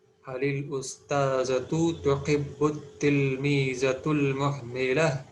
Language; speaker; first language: Arabic; non-native, fluent; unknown